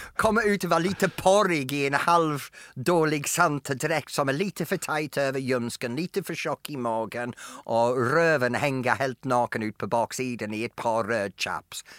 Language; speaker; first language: Swedish; non-native, fluent; English